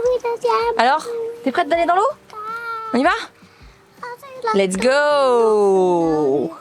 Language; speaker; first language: French; native; French